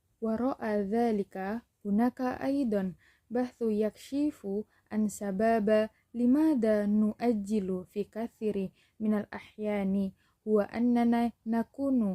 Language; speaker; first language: Arabic; non-native, learner; Indonesian